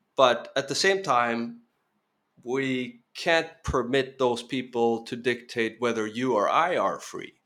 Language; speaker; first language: English; non-native, fluent; Norwegian